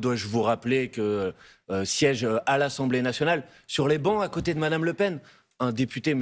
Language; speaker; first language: French; native; French